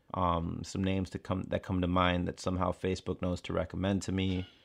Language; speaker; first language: English; native; English